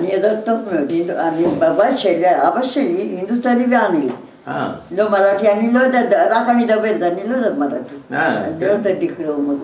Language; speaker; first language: Hebrew; non-native, learner; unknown